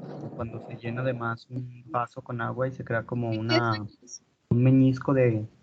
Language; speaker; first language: Spanish; native; Spanish